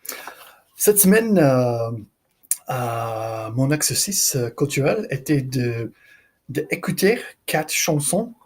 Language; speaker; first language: French; non-native, learner; English